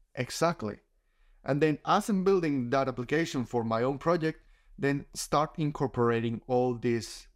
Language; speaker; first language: English; non-native, fluent; Spanish